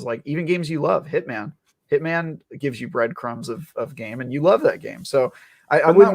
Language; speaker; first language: English; native; English